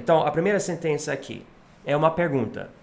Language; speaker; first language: Portuguese; non-native, fluent; English